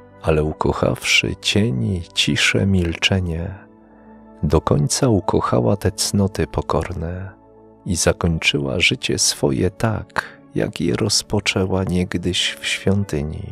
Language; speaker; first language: Polish; native; Polish